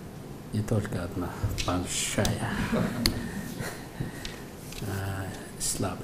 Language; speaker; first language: Russian; non-native, fluent; Mongolian